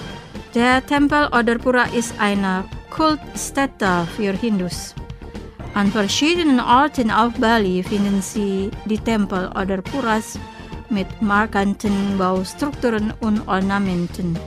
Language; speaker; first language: German; non-native, fluent; Indonesian